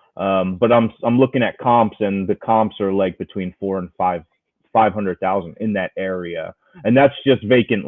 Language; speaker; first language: English; native; English